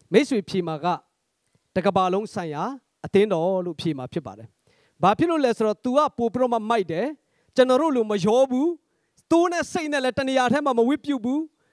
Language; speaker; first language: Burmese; non-native, local second language; Hakha Chin